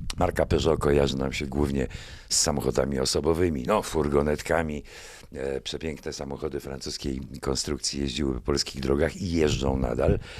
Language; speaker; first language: Polish; native; Polish